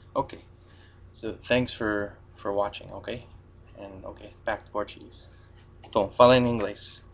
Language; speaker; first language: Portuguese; non-native, fluent; English